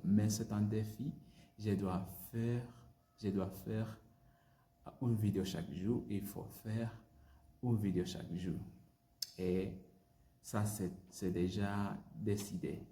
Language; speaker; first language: French; non-native, learner; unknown